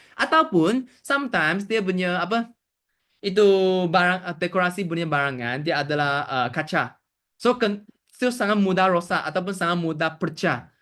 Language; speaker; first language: Malay; non-native, local second language; Chinese